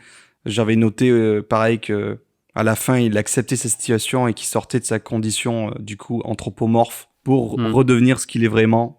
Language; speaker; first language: French; native; French